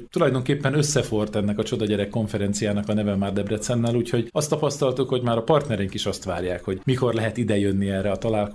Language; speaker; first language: Hungarian; native; Hungarian